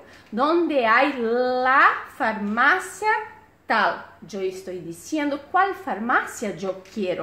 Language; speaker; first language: Spanish; non-native, fluent; Portuguese